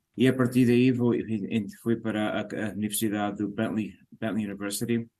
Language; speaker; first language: Portuguese; native; Portuguese